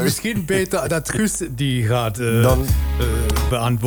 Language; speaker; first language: Dutch; non-native, fluent; German